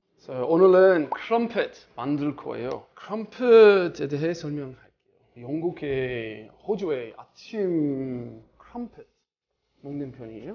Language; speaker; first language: Korean; non-native, learner; English